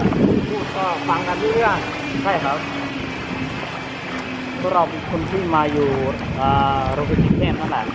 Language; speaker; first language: Thai; non-native, learner; Hmong